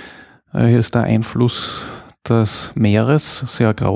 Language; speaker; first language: German; native; German